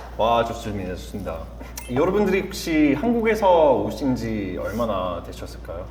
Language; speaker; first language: Korean; non-native, fluent; English